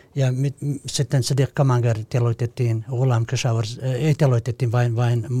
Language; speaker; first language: Finnish; non-native, fluent; Persian